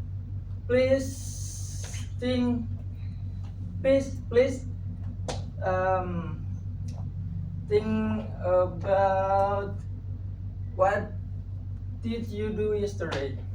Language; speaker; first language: English; non-native, learner; Indonesian